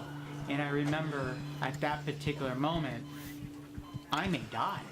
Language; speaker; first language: English; native; English